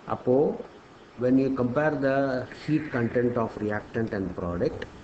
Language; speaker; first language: English; non-native, local second language; Tamil